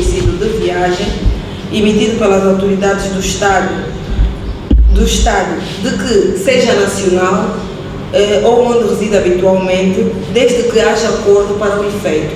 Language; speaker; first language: Portuguese; native; Portuguese